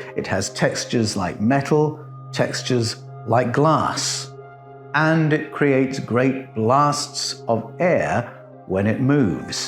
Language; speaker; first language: English; native; English